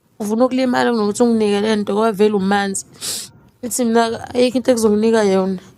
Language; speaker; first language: Zulu; native; Zulu